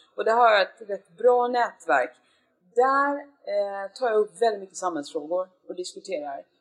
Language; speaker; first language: Swedish; native; Swedish